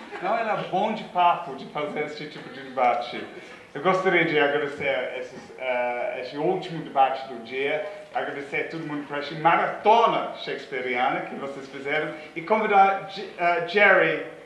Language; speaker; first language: Portuguese; non-native, fluent; English